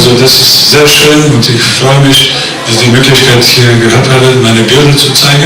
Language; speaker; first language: German; non-native, fluent; Bulgarian